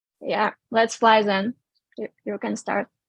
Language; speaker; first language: English; non-native, fluent; Russian